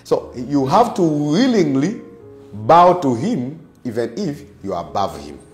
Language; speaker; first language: English; non-native, local second language; Swahili